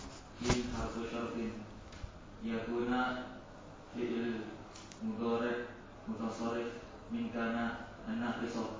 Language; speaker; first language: Arabic; non-native, learner; Indonesian